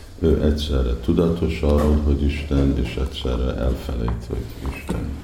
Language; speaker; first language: Hungarian; early bilingual, heritage; English